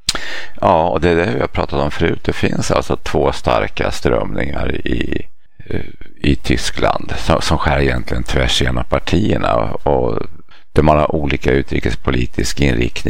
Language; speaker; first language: Swedish; native; Swedish